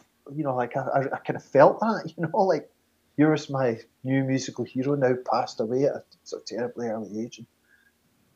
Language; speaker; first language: English; native; English